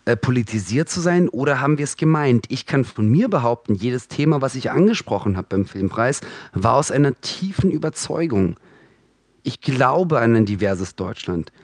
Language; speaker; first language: German; early bilingual, other home language; Russian